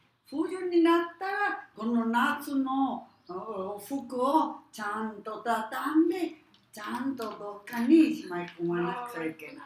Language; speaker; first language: Japanese; non-native, learner; Spanish